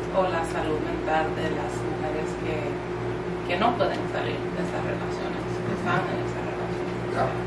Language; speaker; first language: Spanish; early bilingual, heritage; Spanish